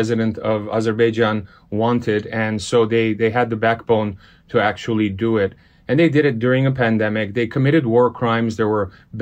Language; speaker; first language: English; early bilingual, other home language; Armenian